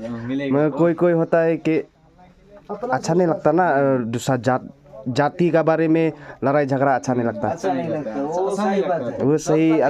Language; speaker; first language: Hindi; non-native, local second language; Khasi